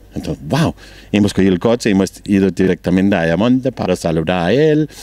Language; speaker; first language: Spanish; non-native, learner; Danish